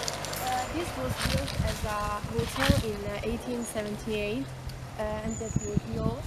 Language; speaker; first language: English; non-native, learner; Italian